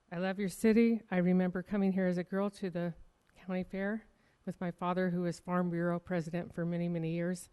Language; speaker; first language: English; native; English